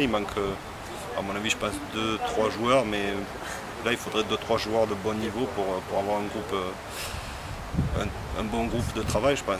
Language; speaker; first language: French; native; French